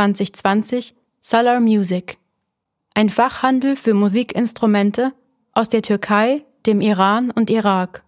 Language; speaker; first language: German; native; German